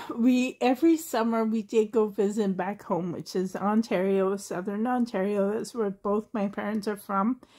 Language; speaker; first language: English; native; English